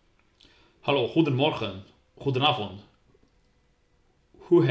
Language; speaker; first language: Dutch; non-native, learner; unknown